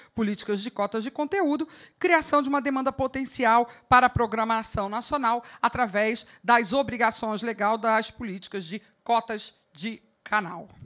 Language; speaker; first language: Portuguese; native; Portuguese